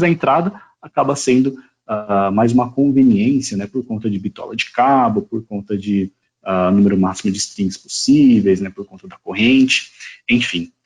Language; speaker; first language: Portuguese; native; Portuguese